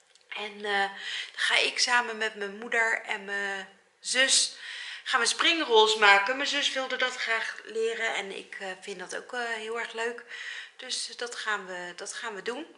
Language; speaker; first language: Dutch; native; Dutch